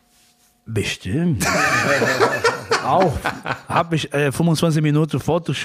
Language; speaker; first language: German; non-native, learner; Portuguese